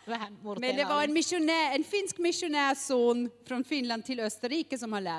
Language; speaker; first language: Swedish; non-native, learner; German